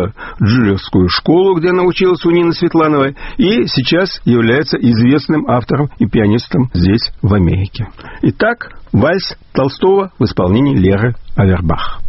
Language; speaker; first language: Russian; native; Russian